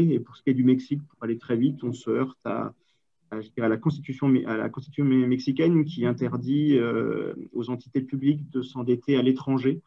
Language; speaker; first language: French; native; French